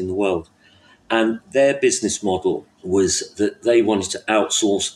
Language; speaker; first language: English; native; English